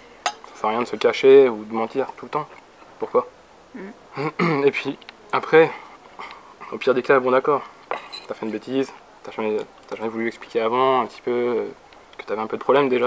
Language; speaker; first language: French; native; French